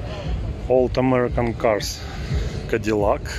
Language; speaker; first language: English; non-native, learner; Russian